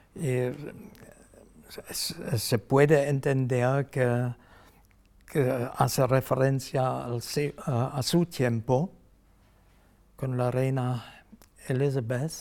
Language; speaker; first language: Spanish; non-native, fluent; German